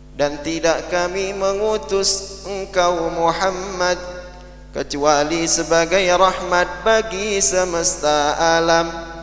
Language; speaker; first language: Indonesian; non-native, local second language; Madurese